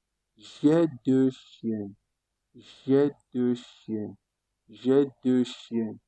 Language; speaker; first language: French; non-native, fluent; Italian